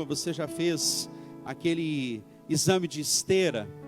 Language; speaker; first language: Portuguese; native; Portuguese